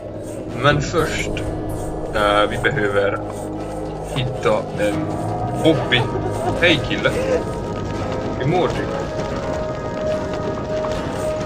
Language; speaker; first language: Swedish; non-native, learner; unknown